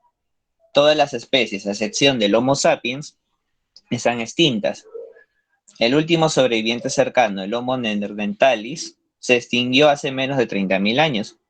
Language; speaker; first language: Spanish; native; Spanish